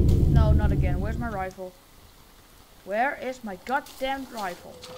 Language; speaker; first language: English; non-native, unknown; Dutch